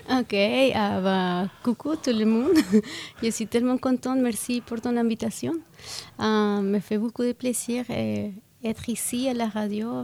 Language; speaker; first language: French; non-native, fluent; Spanish